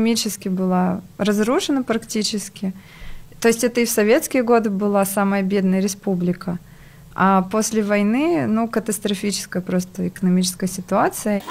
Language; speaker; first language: Russian; native; Russian